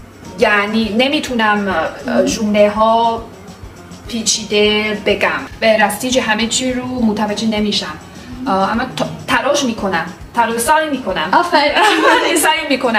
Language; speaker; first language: Persian; non-native, learner; French